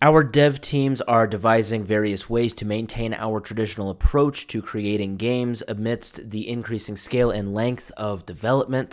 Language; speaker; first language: English; native; English